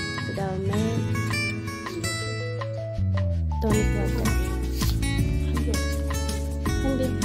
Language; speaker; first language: Korean; non-native, learner; Filipino